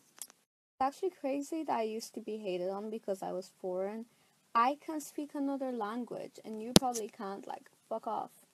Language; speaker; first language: English; early bilingual, other home language; Polish